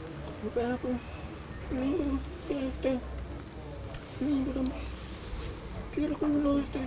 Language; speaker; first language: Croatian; non-native, learner; Finnish